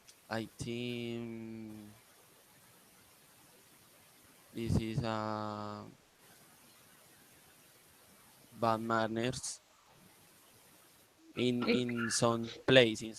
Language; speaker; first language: English; non-native, learner; Spanish